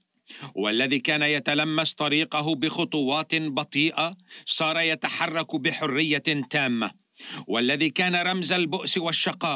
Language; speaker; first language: Arabic; native; Arabic